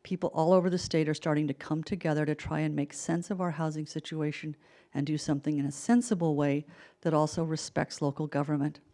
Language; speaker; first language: English; native; English